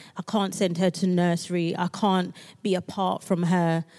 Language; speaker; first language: English; native; English